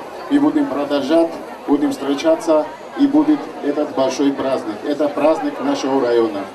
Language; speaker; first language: Russian; non-native, fluent; Armenian